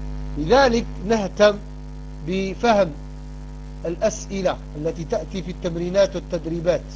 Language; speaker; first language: Arabic; non-native, fluent; French